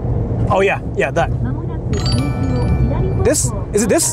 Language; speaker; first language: English; native; English